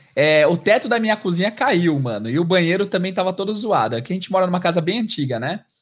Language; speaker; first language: Portuguese; native; Portuguese